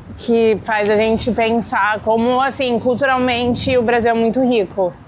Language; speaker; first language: Portuguese; native; Portuguese